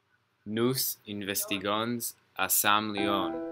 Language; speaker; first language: French; non-native, learner; English